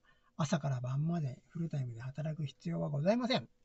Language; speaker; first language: Japanese; native; Japanese